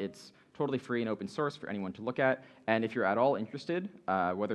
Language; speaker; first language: English; native; English